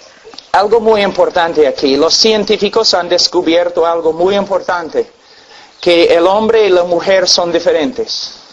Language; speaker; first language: Spanish; non-native, fluent; English